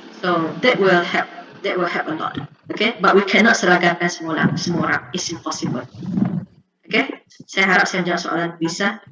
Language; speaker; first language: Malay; native; Malay